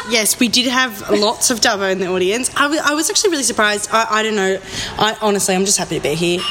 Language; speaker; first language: English; native; English